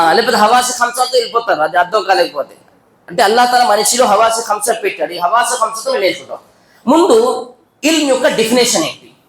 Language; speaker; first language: Telugu; non-native, local second language; Urdu